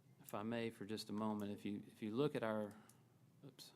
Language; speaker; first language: English; native; English